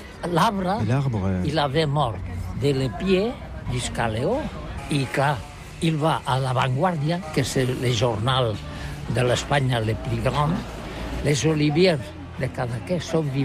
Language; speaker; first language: French; non-native, learner; Catalan